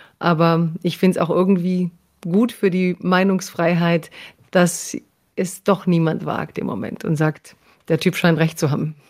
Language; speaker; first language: German; early bilingual, other home language; Croatian